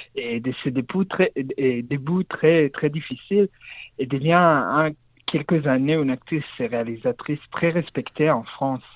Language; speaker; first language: French; non-native, learner; Hebrew